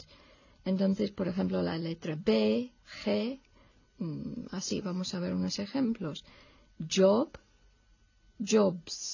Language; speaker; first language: Spanish; non-native, fluent; English